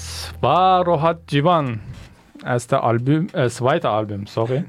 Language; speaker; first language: German; non-native, fluent; Kurdish